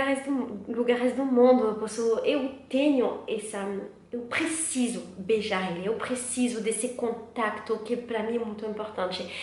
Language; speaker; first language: Portuguese; non-native, learner; French